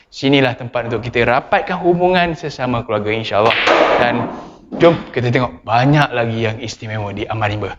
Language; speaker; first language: Malay; native; Malay